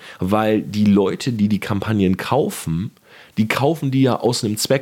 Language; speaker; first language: German; native; German